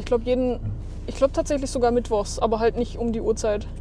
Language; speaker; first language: German; native; German